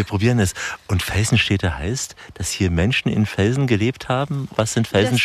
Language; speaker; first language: German; native; German